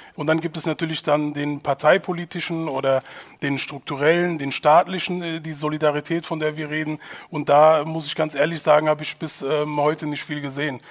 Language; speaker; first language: German; native; German